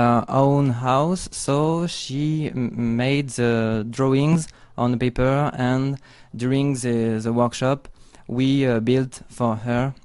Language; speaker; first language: English; non-native, learner; French